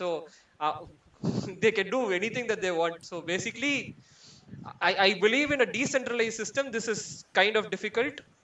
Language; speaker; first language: English; non-native, local second language; Tamil